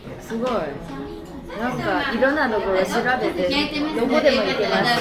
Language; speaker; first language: Japanese; native; Japanese